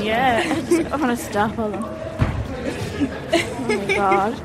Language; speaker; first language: English; native; English